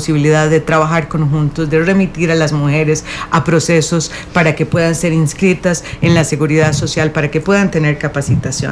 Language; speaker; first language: Spanish; native; Spanish